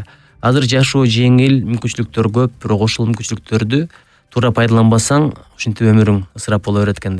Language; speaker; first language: Kyrgyz; native; Kyrgyz